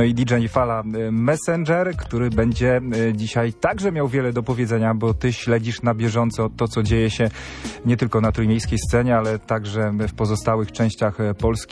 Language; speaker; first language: Polish; native; Polish